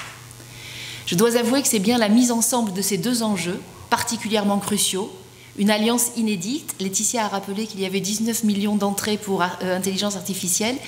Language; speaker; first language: French; native; French